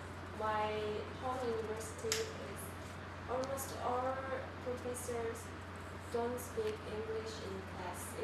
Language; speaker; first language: English; non-native, learner; Korean